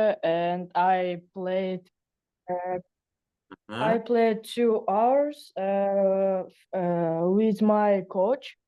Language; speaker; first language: English; non-native, learner; Russian